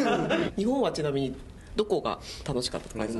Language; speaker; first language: Japanese; native; Japanese